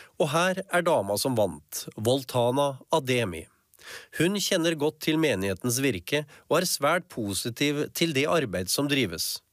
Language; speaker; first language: Norwegian; native; Norwegian